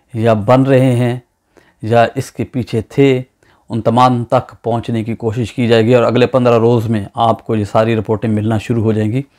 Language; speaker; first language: Urdu; native; Urdu